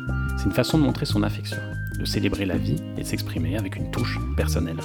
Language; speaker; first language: French; native; French